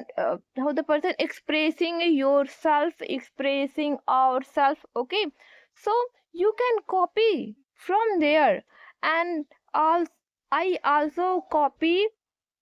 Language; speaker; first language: English; non-native, learner; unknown